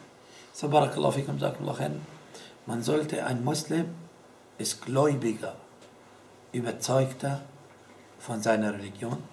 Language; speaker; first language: German; non-native, fluent; Arabic